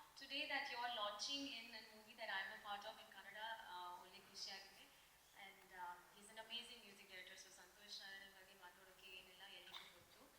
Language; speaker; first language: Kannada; non-native, local second language; Tamil